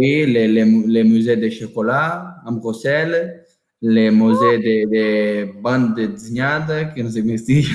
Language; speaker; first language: French; non-native, learner; Portuguese